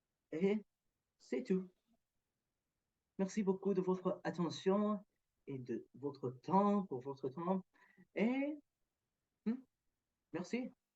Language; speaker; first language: French; non-native, learner; Arabic